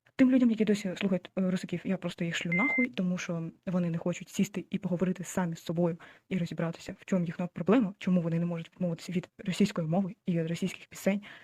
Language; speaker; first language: Ukrainian; non-native, local second language; Russian